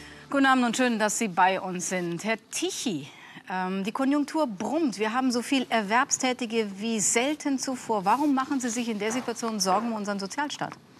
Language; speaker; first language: German; native; German